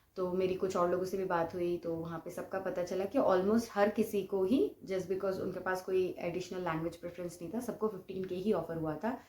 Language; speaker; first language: Hindi; non-native, local second language; Bangla